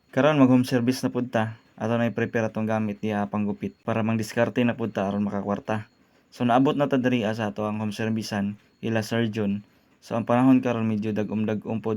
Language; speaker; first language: Cebuano; native; Cebuano